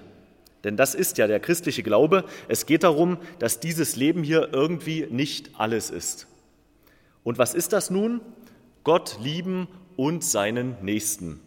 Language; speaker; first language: German; native; German